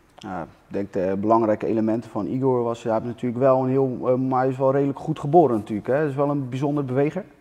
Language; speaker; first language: Dutch; native; Dutch